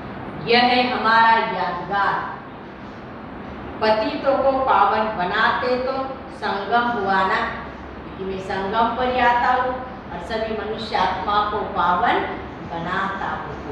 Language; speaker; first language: Hindi; non-native, local second language; Marathi